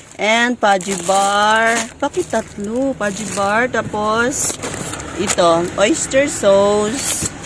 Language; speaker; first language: Filipino; non-native, local second language; Cebuano